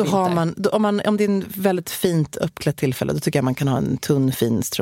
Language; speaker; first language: Swedish; native; Swedish